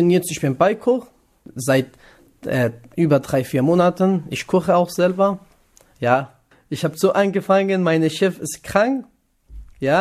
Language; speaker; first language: German; non-native, learner; Kurdish